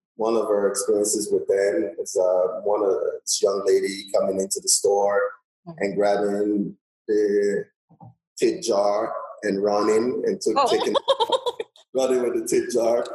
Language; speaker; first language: English; non-native, local second language; Yoruba